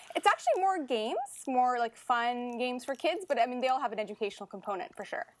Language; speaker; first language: English; native; English